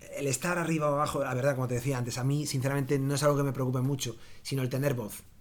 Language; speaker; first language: Spanish; native; Spanish